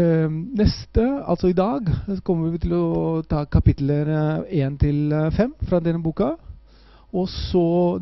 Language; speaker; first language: Norwegian; non-native, fluent; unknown